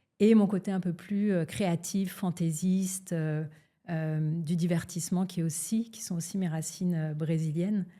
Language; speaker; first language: French; early bilingual, other home language; Portuguese